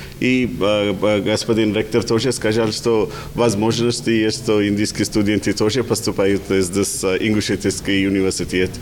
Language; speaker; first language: Russian; non-native, learner; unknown